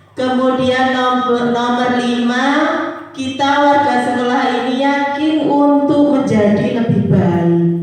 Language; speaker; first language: Indonesian; non-native, local second language; Javanese